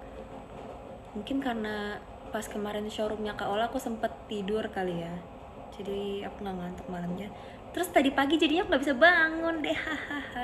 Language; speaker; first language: Indonesian; native; Indonesian